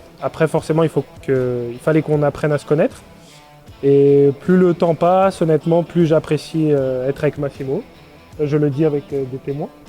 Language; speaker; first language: French; native; French